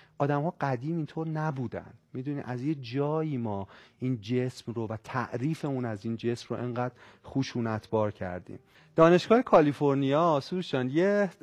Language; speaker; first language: Persian; native; Persian